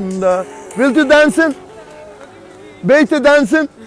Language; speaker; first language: Dutch; non-native, fluent; Azerbaijani